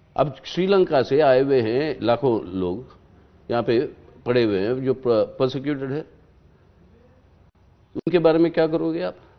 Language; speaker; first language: Hindi; non-native, local second language; Telugu